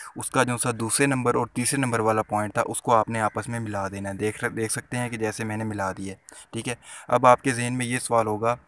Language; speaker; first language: Urdu; non-native, local second language; Punjabi